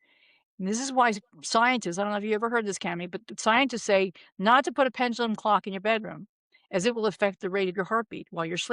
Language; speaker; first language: English; native; English